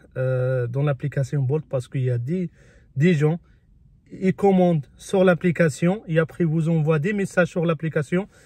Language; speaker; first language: French; early bilingual, other home language; Spanish